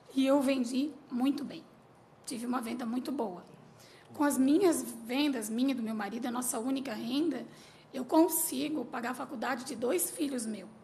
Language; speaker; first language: Portuguese; native; Portuguese